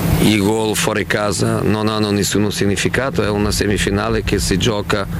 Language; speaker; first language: Italian; non-native, fluent; Portuguese